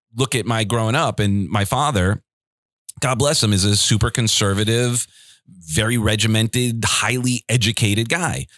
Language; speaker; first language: English; native; English